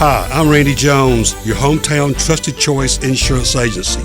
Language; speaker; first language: English; native; English